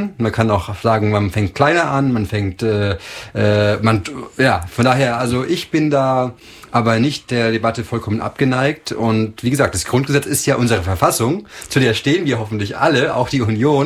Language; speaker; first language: German; native; German